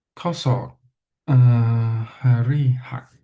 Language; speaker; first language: Thai; non-native, fluent; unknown